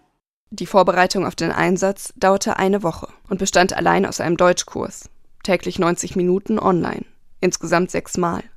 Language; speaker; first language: German; native; German